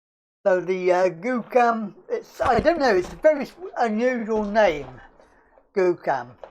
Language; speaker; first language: English; native; English